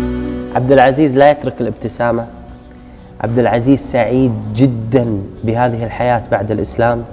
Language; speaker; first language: Arabic; native; Arabic